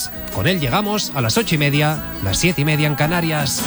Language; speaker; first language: Spanish; native; Spanish